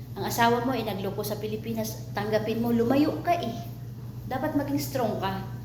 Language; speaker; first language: Filipino; non-native, local second language; Cebuano